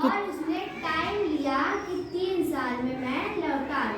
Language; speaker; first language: Hindi; native; Hindi